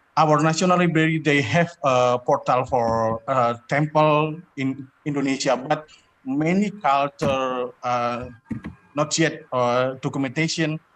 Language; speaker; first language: English; non-native, learner; Indonesian